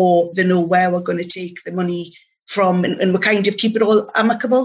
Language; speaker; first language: English; native; English